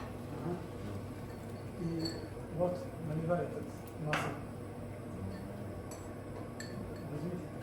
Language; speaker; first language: Russian; non-native, learner; Somali